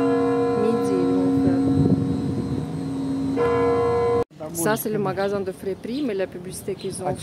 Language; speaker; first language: French; non-native, fluent; Russian